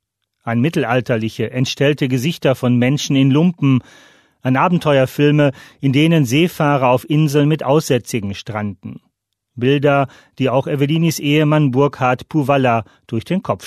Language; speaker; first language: German; native; German